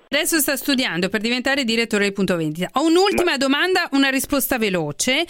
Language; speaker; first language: Italian; native; Italian